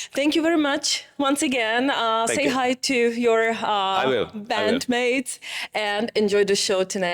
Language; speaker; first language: English; non-native, fluent; Czech